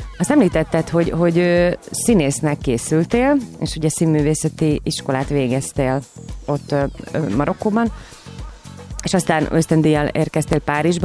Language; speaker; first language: Hungarian; native; Hungarian